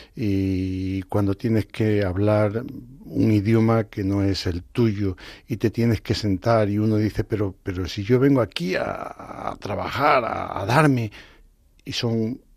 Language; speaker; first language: Spanish; native; Spanish